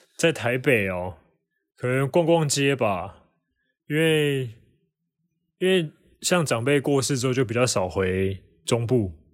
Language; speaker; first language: Chinese; native; Chinese